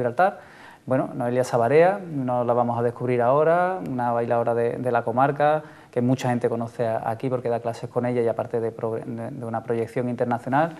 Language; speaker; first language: Spanish; native; Spanish